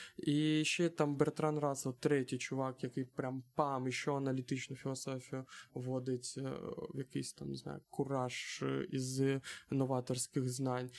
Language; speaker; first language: Ukrainian; non-native, local second language; Russian